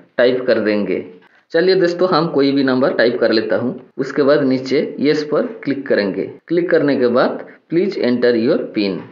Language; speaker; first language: Hindi; non-native, local second language; Bangla